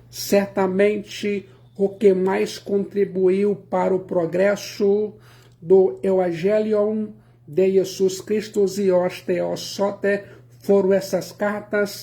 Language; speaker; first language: Portuguese; native; Portuguese